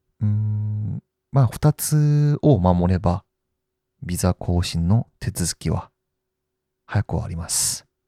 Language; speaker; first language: Japanese; non-native, fluent; Korean